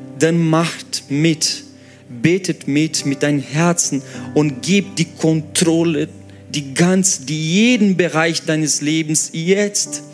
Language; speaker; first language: German; non-native, fluent; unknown